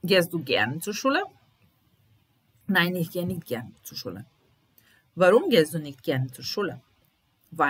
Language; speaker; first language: German; non-native, fluent; Italian